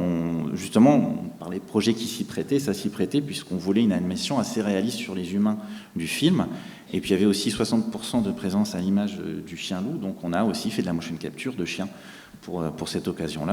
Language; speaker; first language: French; native; French